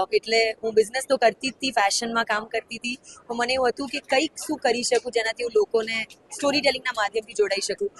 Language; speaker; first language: Gujarati; native; Gujarati